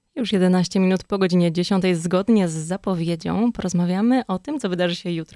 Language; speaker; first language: Polish; native; Polish